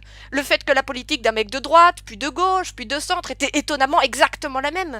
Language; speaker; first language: French; native; French